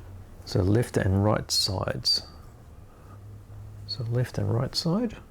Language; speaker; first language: English; native; English